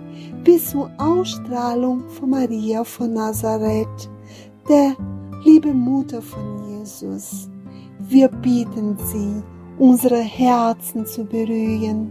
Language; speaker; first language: German; non-native, fluent; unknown